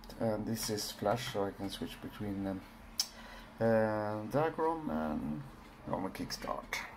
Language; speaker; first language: English; non-native, fluent; Swedish